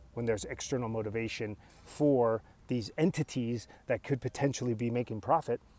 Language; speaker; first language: English; early bilingual, other home language; Spanish